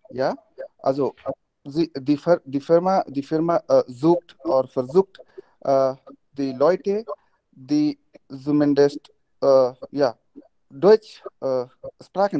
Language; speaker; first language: German; non-native, learner; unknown